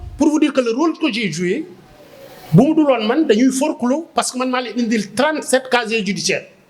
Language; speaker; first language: Wolof; native; Wolof